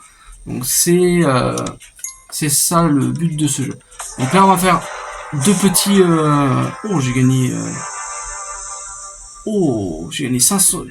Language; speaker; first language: French; native; French